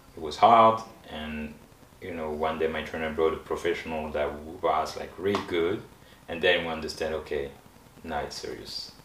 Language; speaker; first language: English; non-native, fluent; French